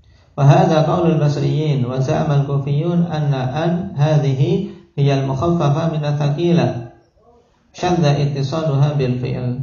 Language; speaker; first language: Arabic; non-native, fluent; Indonesian